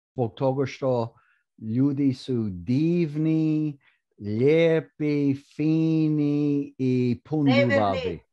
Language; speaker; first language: Croatian; early bilingual, heritage; Croatian